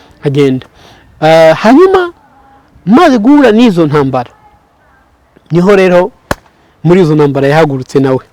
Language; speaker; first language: Kinyarwanda; early bilingual, heritage; Kinyarwanda